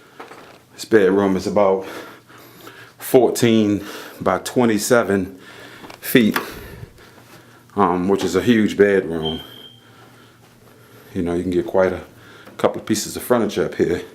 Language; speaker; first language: English; native; English